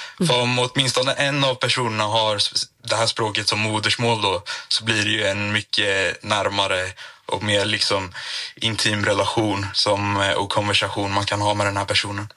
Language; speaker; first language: Swedish; native; Swedish